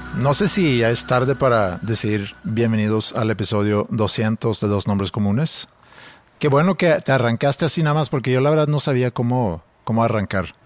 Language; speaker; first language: Spanish; non-native, fluent; Swedish